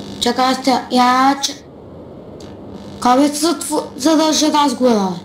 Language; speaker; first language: Bulgarian; native; Bulgarian